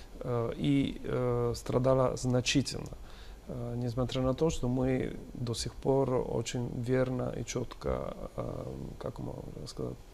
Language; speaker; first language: Russian; non-native, fluent; Italian